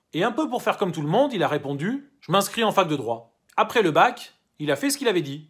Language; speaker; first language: French; native; French